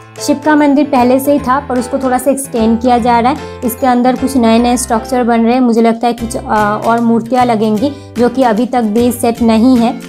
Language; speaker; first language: Hindi; non-native, local second language; Bangla